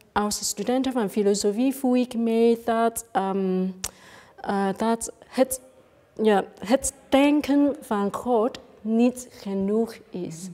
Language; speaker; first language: Dutch; non-native, fluent; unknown